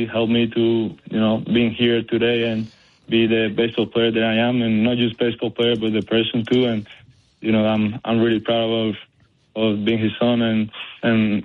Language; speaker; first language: English; non-native, fluent; Spanish